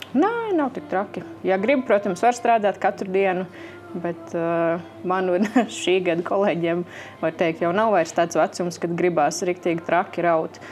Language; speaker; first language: Latvian; native; Latvian